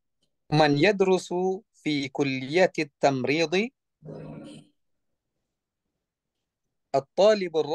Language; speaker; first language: Arabic; non-native, learner; Indonesian